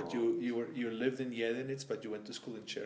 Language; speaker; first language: English; non-native, fluent; Spanish